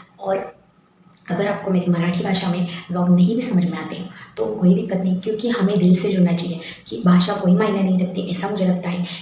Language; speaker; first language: Hindi; non-native, local second language; Marathi